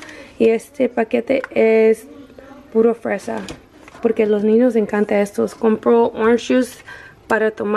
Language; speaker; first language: Spanish; early bilingual, heritage; Spanish